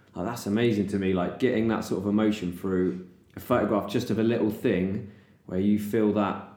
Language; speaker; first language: English; native; English